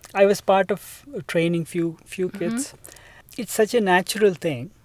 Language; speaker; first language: English; non-native, local second language; Telugu